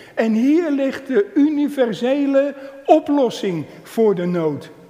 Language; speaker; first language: Dutch; native; Dutch